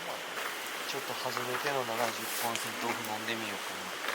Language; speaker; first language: Japanese; native; Japanese